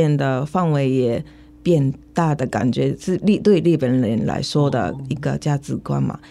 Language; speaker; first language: Chinese; non-native, fluent; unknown